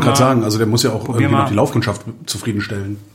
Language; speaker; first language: German; native; German